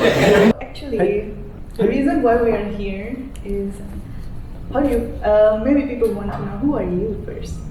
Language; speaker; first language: English; non-native, fluent; Indonesian